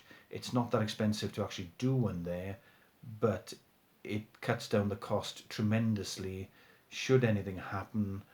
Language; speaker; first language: English; native; English